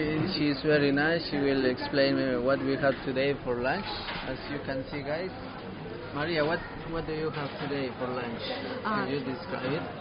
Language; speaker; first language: English; non-native, learner; Spanish